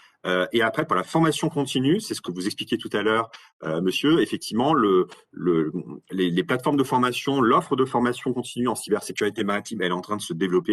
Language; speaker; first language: French; native; French